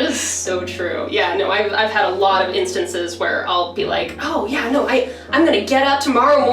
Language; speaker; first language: English; native; English